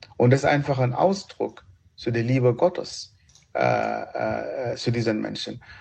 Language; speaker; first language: German; non-native, fluent; Arabic